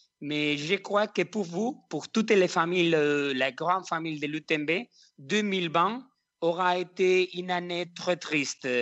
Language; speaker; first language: French; non-native, learner; Spanish